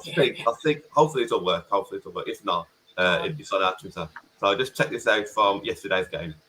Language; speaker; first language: English; native; English